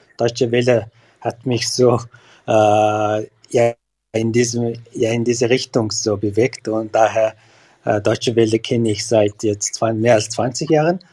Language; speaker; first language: German; non-native, learner; Mongolian